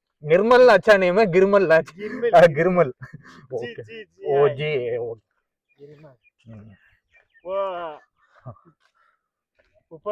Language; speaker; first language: Hindi; non-native, local second language; Tamil